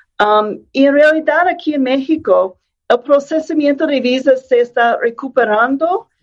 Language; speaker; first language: Spanish; non-native, fluent; English